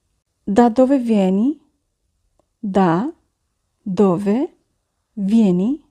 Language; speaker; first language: Italian; non-native, fluent; Bangla